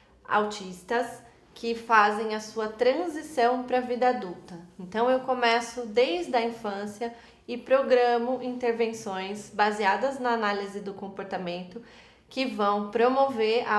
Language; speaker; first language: Portuguese; native; Portuguese